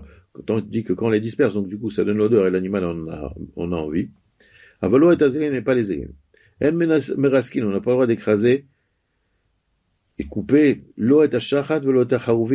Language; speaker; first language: French; native; French